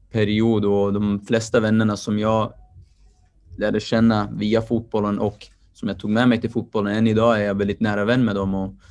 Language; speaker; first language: Swedish; early bilingual, other home language; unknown